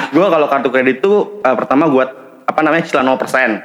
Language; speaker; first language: Indonesian; native; Indonesian